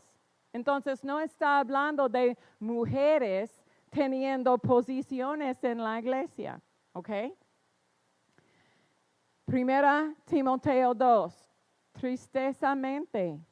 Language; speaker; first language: Spanish; non-native, fluent; English